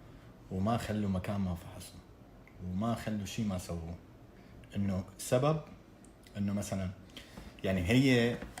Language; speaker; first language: Arabic; native; Arabic